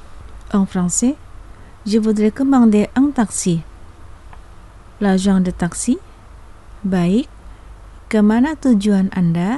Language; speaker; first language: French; non-native, fluent; Indonesian